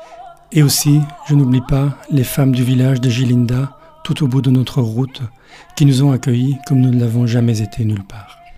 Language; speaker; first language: French; native; French